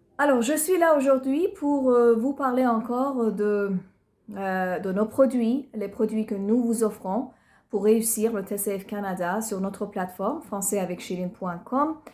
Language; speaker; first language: French; non-native, fluent; Persian